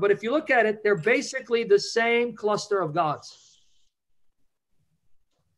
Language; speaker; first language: English; native; English